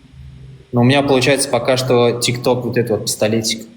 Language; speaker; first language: Russian; non-native, local second language; Turkmen